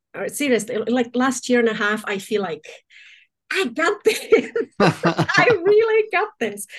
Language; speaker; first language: English; non-native, fluent; Czech